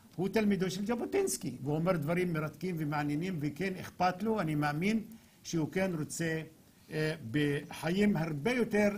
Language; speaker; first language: Hebrew; non-native, local second language; Arabic